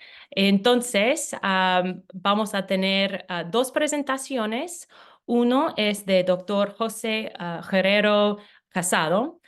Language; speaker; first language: Spanish; non-native, fluent; English